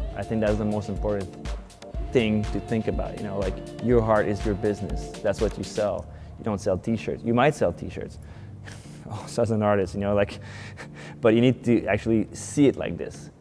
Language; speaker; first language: English; native; English